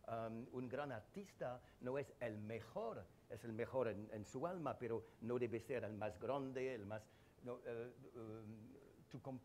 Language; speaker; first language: Spanish; non-native, fluent; French